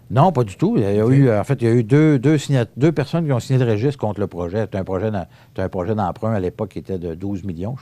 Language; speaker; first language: French; native; French